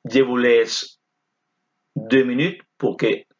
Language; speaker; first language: French; non-native, fluent; Spanish